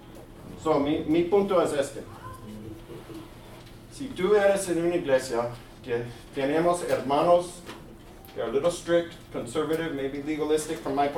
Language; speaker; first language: Spanish; early bilingual, heritage; English